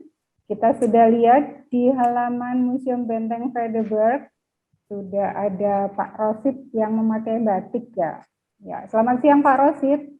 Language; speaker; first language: Indonesian; native; Indonesian